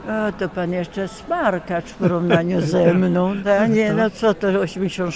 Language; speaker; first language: Polish; non-native, local second language; Ukrainian